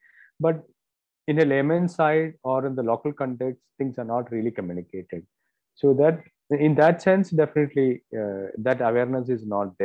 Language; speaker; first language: English; non-native, local second language; Malayalam